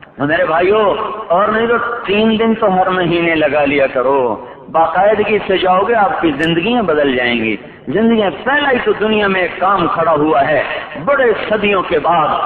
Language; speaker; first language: Urdu; non-native, local second language; Punjabi